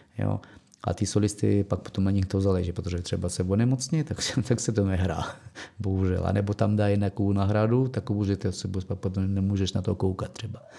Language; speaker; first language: Czech; non-native, fluent; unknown